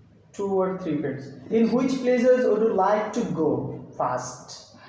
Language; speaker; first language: English; non-native, fluent; Bangla